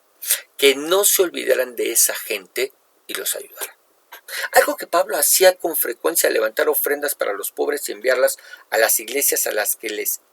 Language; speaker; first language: Spanish; native; Spanish